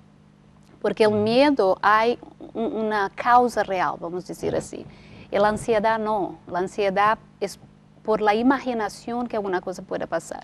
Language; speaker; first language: Spanish; non-native, fluent; Portuguese